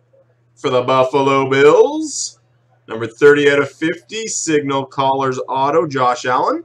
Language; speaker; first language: English; native; English